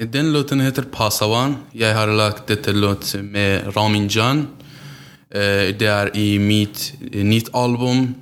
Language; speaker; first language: Norwegian; non-native, learner; Central Kurdish